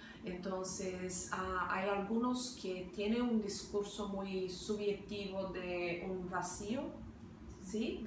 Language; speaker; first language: Spanish; non-native, fluent; Portuguese